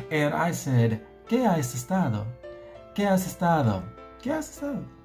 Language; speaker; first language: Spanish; non-native, learner; English